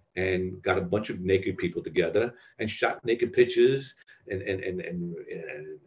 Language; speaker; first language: English; native; English